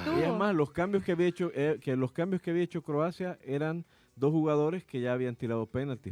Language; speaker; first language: Spanish; native; Spanish